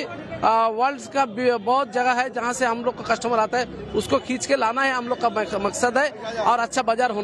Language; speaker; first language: Hindi; non-native, local second language; Bangla